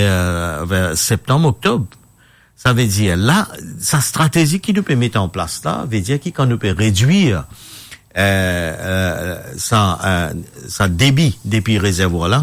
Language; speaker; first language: French; non-native, local second language; Morisyen